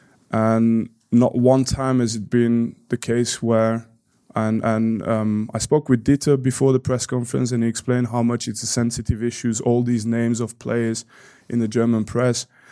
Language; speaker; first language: English; non-native, fluent; Dutch